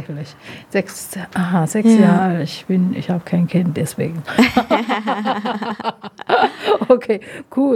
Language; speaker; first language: German; non-native, learner; Chinese